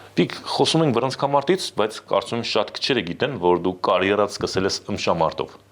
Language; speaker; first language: Armenian; native; Armenian